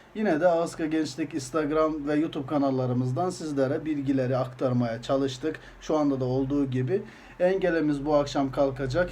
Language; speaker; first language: Turkish; early bilingual, heritage; Azerbaijani